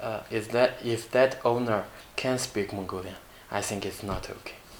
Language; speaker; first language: English; non-native, learner; Mongolian